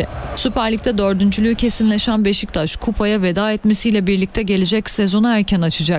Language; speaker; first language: Turkish; native; Turkish